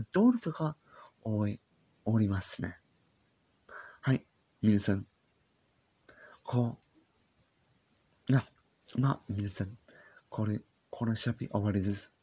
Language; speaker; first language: Japanese; non-native, learner; English